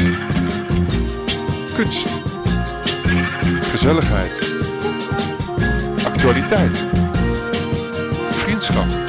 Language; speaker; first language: Dutch; native; Dutch